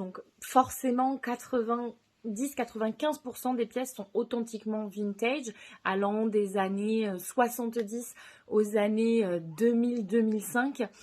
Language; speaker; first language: French; native; French